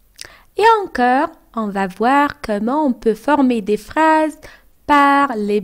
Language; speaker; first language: French; non-native, fluent; Arabic